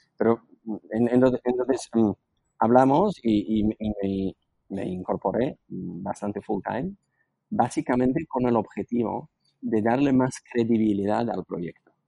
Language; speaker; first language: Spanish; non-native, fluent; Slovak